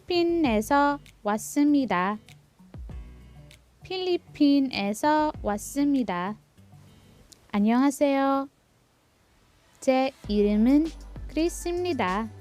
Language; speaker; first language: Korean; non-native, learner; Filipino